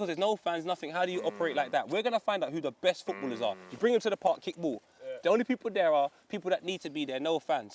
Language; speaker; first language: English; native; English